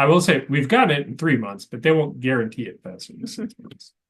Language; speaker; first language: English; native; English